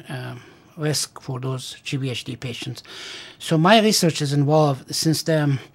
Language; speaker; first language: English; non-native, fluent; Pashto